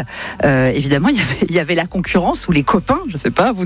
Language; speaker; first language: French; native; French